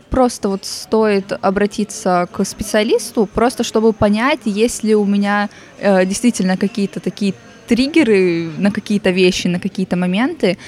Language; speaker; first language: Russian; native; Russian